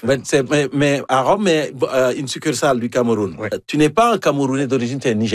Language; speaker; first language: French; native; French